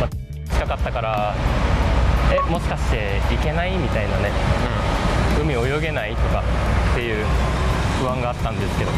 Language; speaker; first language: Japanese; native; Japanese